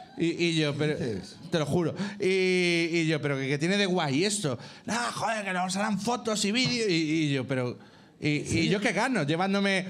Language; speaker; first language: Spanish; native; Spanish